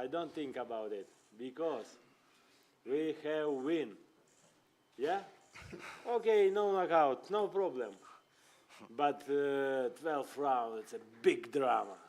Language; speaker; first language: English; non-native, learner; Ukrainian